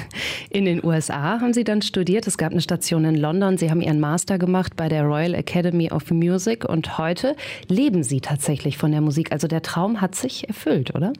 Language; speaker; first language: German; native; German